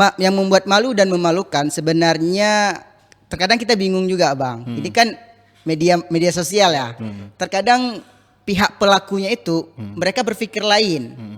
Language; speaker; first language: Indonesian; non-native, local second language; Minangkabau